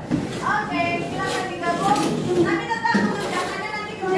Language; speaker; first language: Indonesian; native; Indonesian